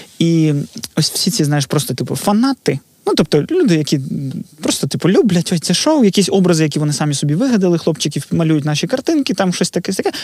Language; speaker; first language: Ukrainian; non-native, local second language; Russian